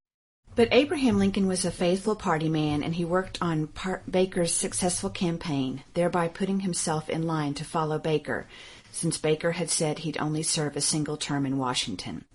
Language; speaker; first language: English; native; English